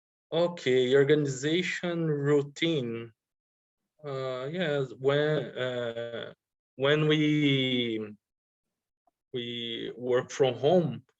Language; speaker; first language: English; non-native, learner; Portuguese